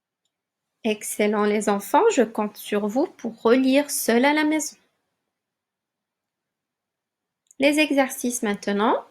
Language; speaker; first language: French; non-native, local second language; Arabic